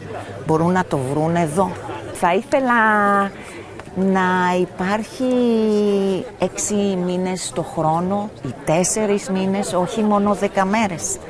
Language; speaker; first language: Greek; non-native, fluent; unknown